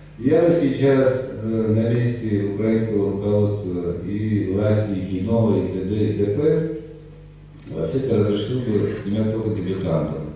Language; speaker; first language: Russian; non-native, local second language; Armenian